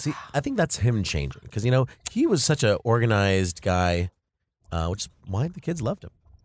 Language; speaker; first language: English; native; English